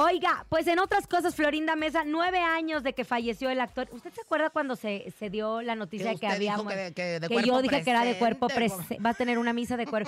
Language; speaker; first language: Spanish; native; Spanish